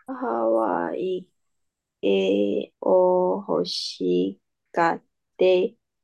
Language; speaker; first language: Japanese; non-native, learner; Chinese